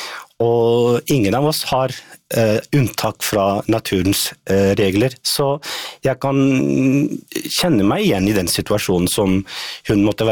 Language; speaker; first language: Norwegian; non-native, fluent; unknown